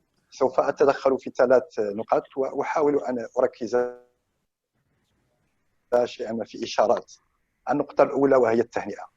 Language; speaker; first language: Arabic; native; Arabic